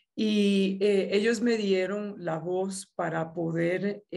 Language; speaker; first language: Spanish; native; Spanish